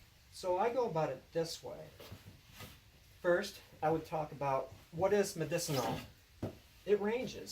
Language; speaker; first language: English; native; English